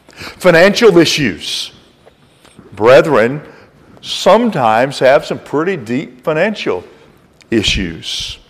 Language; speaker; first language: English; native; English